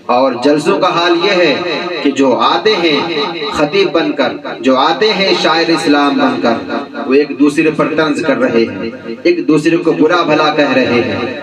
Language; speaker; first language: Urdu; native; Urdu